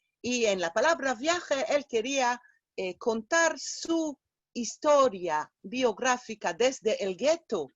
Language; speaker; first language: Spanish; non-native, fluent; Hebrew